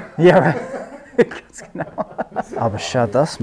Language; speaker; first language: German; non-native, fluent; English